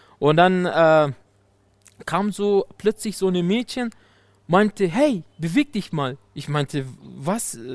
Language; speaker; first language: German; non-native, fluent; Persian